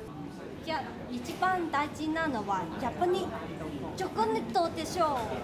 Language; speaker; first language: Japanese; non-native, learner; Cantonese